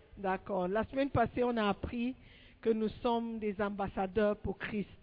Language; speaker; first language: French; non-native, fluent; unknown